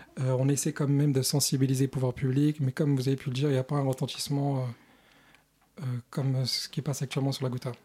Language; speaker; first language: French; early bilingual, other home language; Kurdish